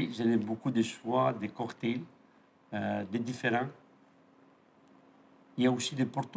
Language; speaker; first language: French; non-native, fluent; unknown